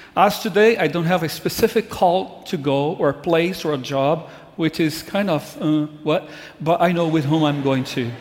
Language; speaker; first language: English; non-native, fluent; Portuguese